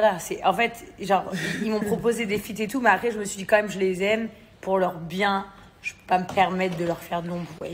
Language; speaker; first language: French; native; French